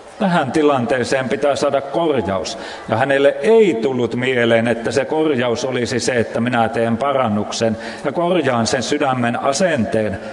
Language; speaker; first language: Finnish; native; Finnish